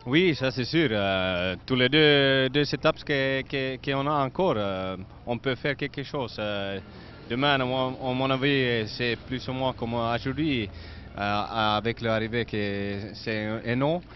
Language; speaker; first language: French; non-native, learner; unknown